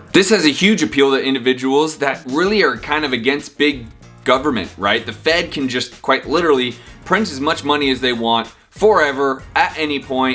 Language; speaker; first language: English; native; English